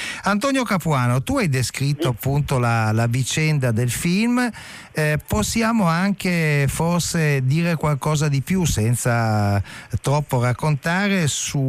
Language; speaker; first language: Italian; native; Italian